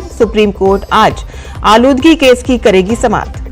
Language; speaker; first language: Hindi; native; Hindi